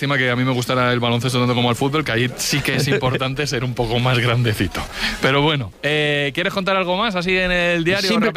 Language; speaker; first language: Spanish; native; Spanish